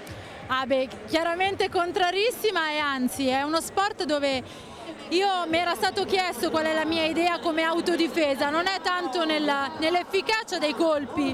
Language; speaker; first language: Italian; native; Italian